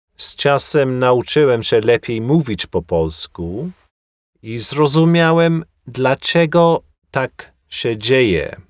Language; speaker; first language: Polish; non-native, fluent; English